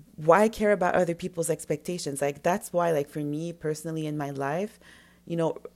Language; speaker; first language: English; non-native, fluent; French